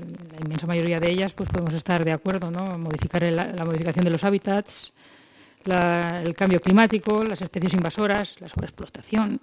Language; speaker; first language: Spanish; native; Spanish